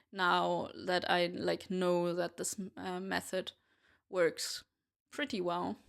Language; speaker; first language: English; non-native, fluent; German